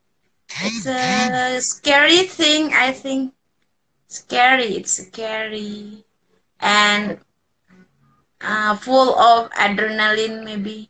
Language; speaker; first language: English; non-native, learner; Indonesian